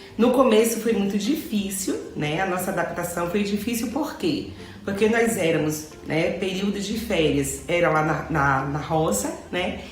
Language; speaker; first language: Portuguese; native; Portuguese